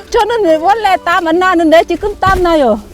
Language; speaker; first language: Korean; non-native, learner; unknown